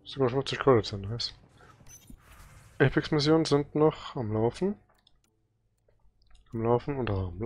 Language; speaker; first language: German; native; German